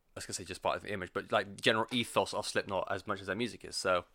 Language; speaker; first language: English; native; English